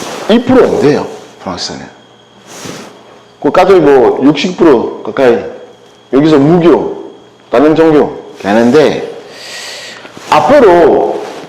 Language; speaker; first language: Korean; non-native, learner; French